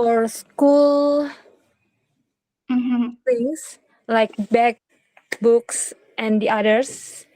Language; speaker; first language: English; non-native, learner; Indonesian